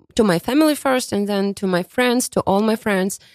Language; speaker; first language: English; non-native, fluent; Ukrainian